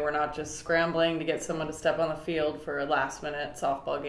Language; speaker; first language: English; native; English